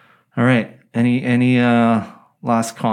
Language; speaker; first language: English; native; English